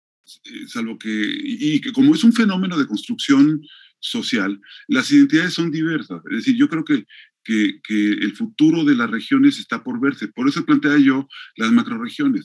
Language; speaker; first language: Spanish; native; Spanish